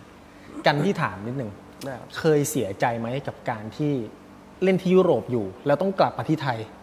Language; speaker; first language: Thai; native; Thai